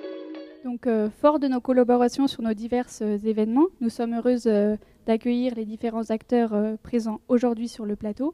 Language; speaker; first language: French; native; French